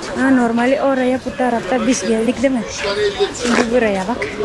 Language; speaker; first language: Turkish; non-native, learner; Indonesian